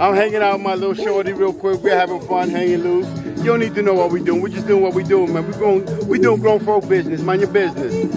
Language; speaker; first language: English; native; English